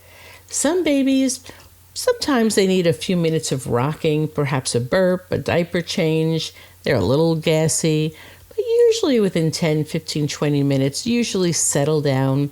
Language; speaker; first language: English; native; English